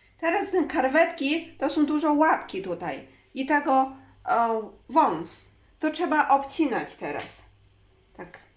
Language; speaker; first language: Polish; non-native, learner; Chinese